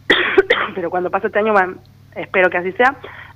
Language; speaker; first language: Spanish; native; Spanish